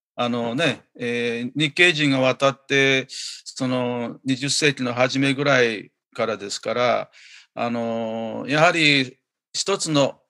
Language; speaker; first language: Japanese; native; Japanese